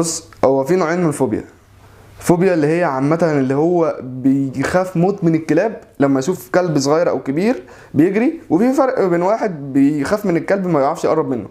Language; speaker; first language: Arabic; native; Arabic